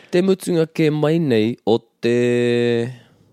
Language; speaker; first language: Māori; non-native, local second language; English